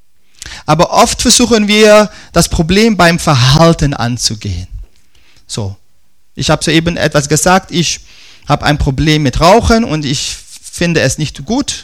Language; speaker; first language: German; non-native, fluent; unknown